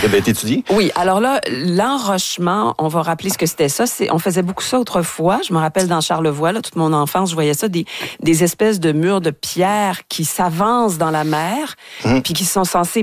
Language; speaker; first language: French; native; French